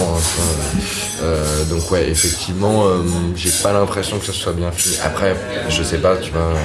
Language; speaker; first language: French; native; French